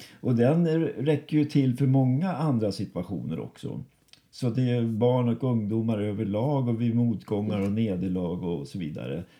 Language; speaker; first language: Swedish; native; Swedish